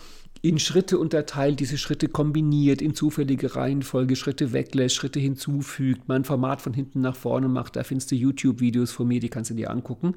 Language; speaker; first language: German; native; German